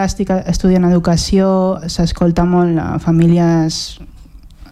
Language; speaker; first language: Catalan; native; Catalan